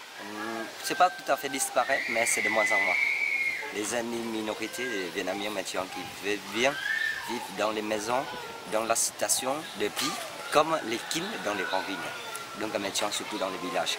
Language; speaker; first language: French; non-native, learner; Vietnamese